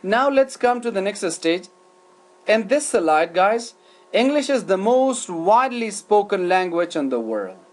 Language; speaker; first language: English; non-native, fluent; Persian